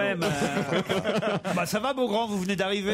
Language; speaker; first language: French; native; French